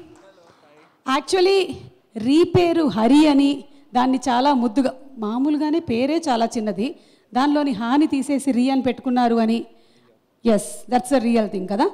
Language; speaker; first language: Telugu; native; Telugu